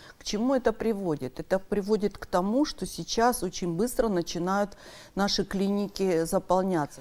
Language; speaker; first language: Russian; native; Russian